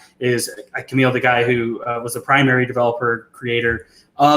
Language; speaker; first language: English; native; English